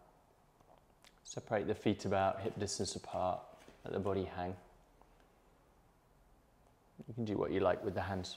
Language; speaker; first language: English; native; English